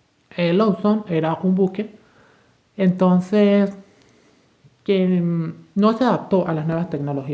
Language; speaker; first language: Spanish; native; Spanish